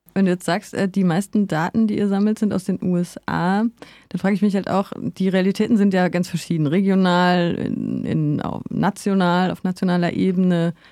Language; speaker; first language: German; native; German